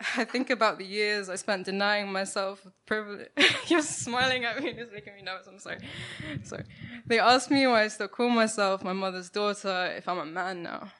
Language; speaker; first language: English; native; English